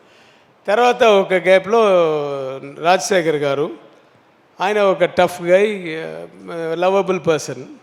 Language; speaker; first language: Telugu; non-native, learner; Tamil